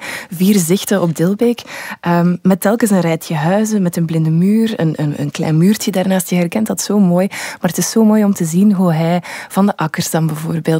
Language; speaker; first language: Dutch; native; Dutch